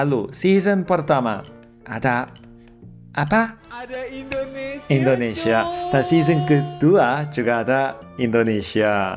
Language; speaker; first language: Indonesian; non-native, fluent; Korean